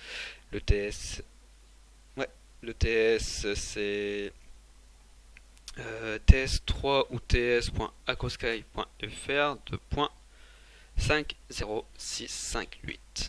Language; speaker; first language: French; native; French